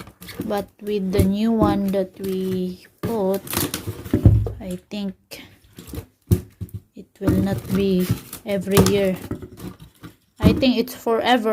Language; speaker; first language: English; non-native, local second language; Filipino